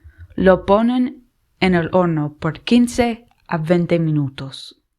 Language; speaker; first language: Spanish; non-native, learner; English